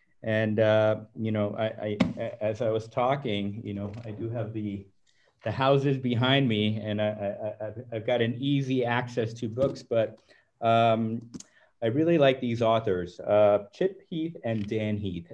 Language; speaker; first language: English; early bilingual, other home language; Spanish